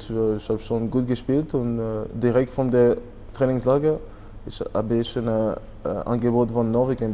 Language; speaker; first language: German; non-native, fluent; French